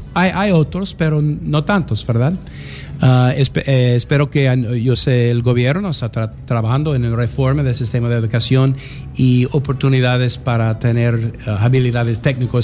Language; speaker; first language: Spanish; non-native, learner; English